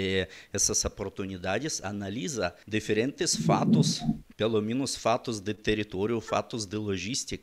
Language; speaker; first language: Portuguese; non-native, learner; Russian